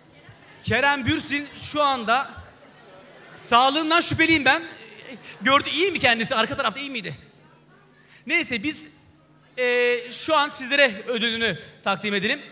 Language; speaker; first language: Turkish; native; Turkish